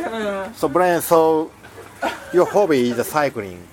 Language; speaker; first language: English; non-native, learner; Japanese